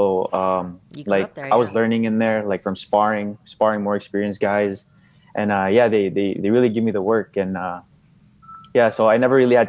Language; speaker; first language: English; non-native, local second language; Cebuano